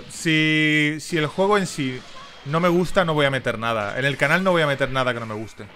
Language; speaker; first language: Spanish; native; Spanish